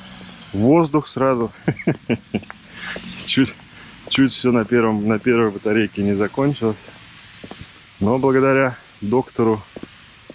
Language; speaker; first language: Russian; native; Russian